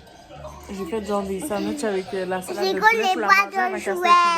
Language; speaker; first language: French; native; French